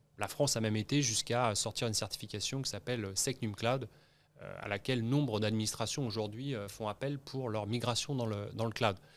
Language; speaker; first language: French; native; French